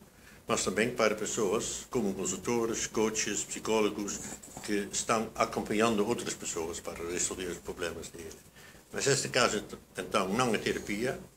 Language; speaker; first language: Portuguese; non-native, fluent; Dutch